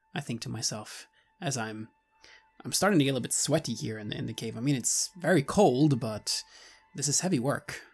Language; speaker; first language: English; non-native, fluent; Swedish